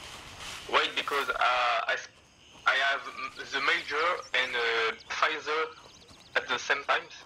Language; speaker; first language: English; non-native, learner; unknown